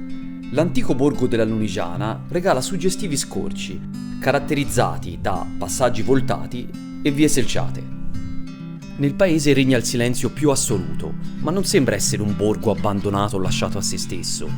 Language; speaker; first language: Italian; native; Italian